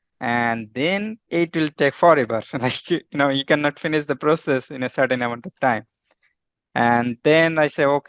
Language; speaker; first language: English; non-native, fluent; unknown